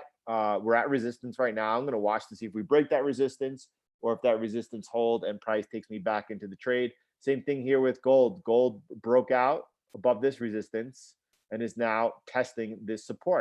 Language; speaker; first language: English; native; English